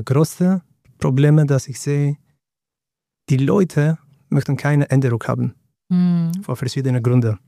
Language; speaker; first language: German; non-native, fluent; Greek